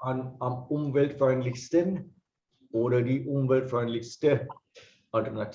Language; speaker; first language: German; non-native, fluent; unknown